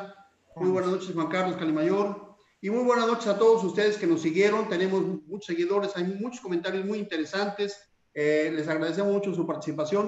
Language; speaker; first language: Spanish; native; Spanish